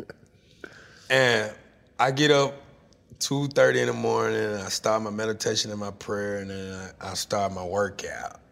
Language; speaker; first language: English; native; English